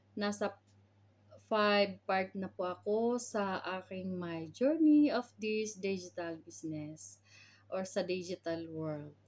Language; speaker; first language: Filipino; non-native, local second language; Cebuano